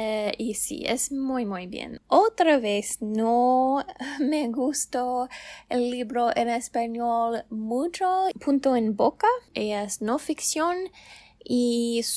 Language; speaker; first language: Spanish; non-native, learner; English